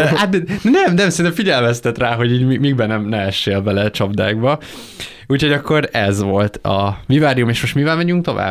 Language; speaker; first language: Hungarian; native; Hungarian